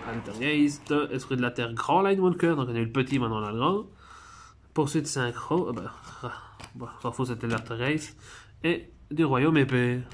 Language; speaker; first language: French; native; French